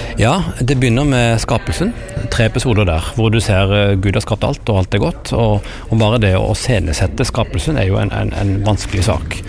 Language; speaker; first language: Norwegian; native; Norwegian